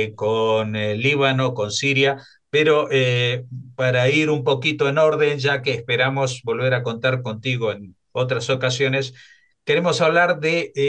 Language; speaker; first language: Spanish; native; Spanish